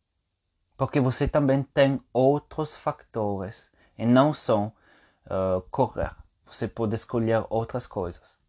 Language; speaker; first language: Portuguese; non-native, fluent; Italian